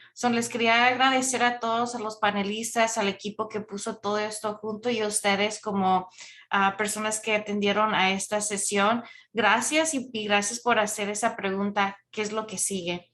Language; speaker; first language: Spanish; early bilingual, heritage; Spanish